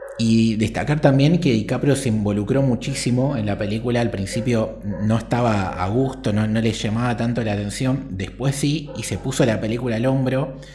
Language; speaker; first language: Spanish; native; Spanish